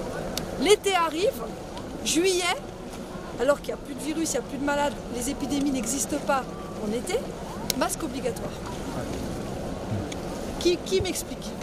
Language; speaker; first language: French; native; French